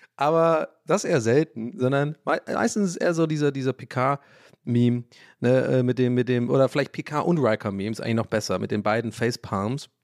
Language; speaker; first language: German; early bilingual, other home language; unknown